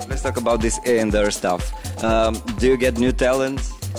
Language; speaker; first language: English; non-native, fluent; Romanian